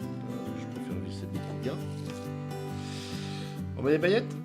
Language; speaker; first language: French; native; French